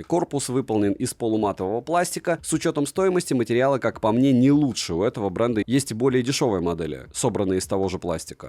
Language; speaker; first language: Russian; native; Russian